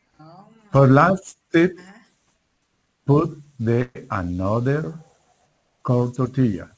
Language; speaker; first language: English; non-native, learner; Spanish